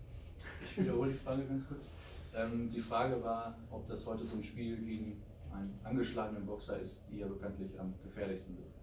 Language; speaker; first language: German; native; German